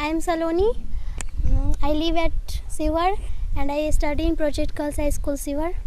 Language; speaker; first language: English; non-native, learner; Hindi